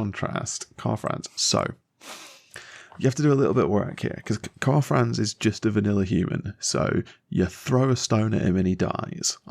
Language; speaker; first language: English; native; English